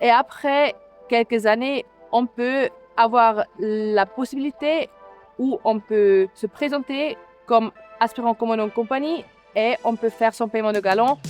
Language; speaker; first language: French; non-native, local second language; German